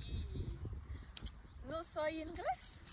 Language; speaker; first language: Spanish; non-native, learner; French